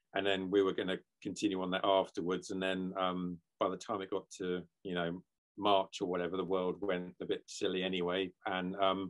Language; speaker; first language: English; native; English